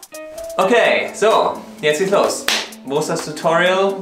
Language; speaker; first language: German; native; German